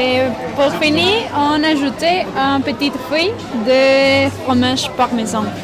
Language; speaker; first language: French; non-native, learner; Spanish